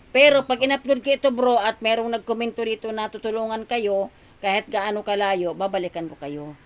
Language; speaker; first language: Filipino; non-native, local second language; Masbatenyo